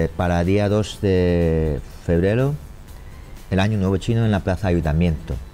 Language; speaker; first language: Spanish; non-native, learner; Chinese